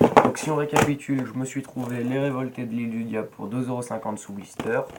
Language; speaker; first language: French; native; French